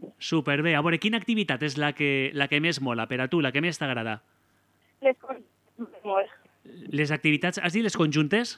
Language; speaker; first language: Catalan; native; Catalan